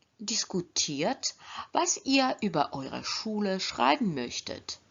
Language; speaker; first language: German; non-native, fluent; Ukrainian